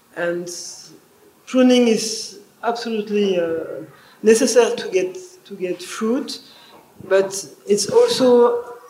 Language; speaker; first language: English; non-native, learner; French